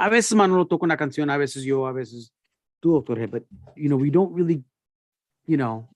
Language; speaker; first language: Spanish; early bilingual, heritage; Spanish